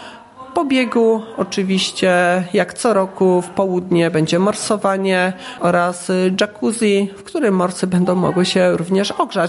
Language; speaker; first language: Polish; native; Polish